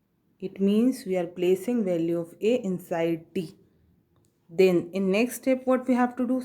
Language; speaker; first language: English; non-native, local second language; Hindi